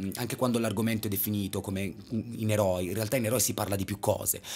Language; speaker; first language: Italian; native; Italian